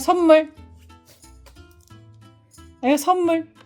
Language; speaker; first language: Korean; native; Korean